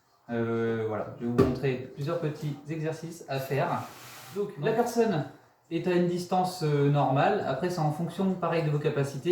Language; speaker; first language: French; native; French